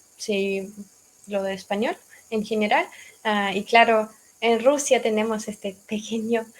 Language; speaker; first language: Spanish; non-native, fluent; Russian